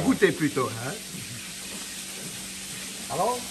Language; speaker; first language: French; native; French